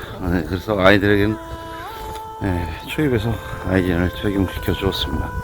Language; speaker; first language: Korean; native; Korean